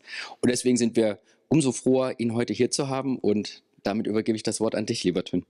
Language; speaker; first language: German; native; German